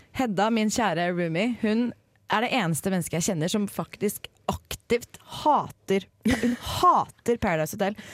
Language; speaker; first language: Norwegian; native; Norwegian